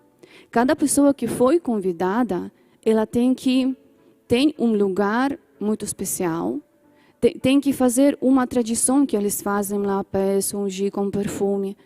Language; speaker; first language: Portuguese; non-native, fluent; Polish